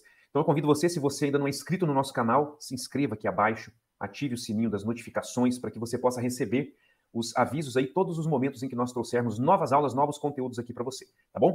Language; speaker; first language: Portuguese; native; Portuguese